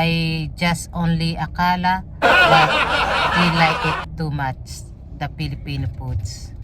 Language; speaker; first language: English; non-native, learner; Filipino